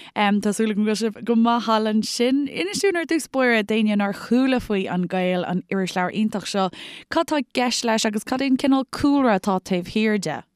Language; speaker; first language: Irish; non-native, local second language; English